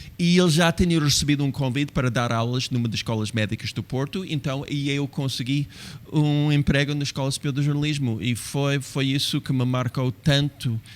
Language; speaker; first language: Portuguese; non-native, fluent; English